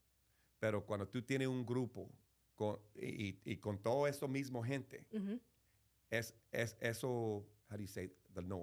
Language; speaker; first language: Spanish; early bilingual, heritage; English